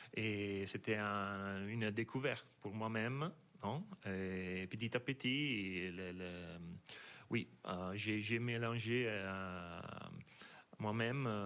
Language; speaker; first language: French; non-native, fluent; Italian